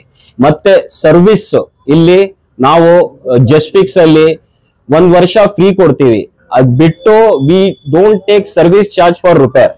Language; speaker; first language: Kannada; non-native, local second language; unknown